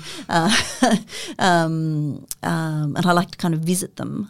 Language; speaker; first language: English; native; English